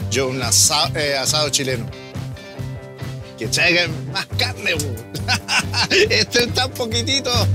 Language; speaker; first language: Spanish; early bilingual, heritage; Spanish